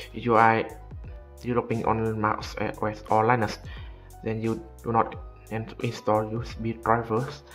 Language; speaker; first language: English; non-native, learner; Vietnamese